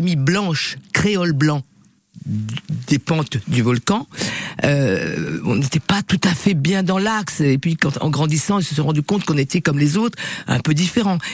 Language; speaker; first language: French; non-native, local second language; Réunion Creole French